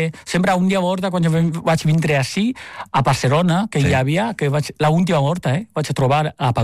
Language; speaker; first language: Catalan; non-native, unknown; Chinese